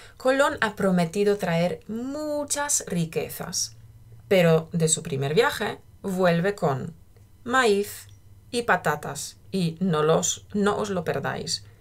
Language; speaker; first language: Spanish; native; Spanish